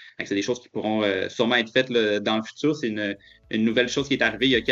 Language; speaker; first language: French; native; French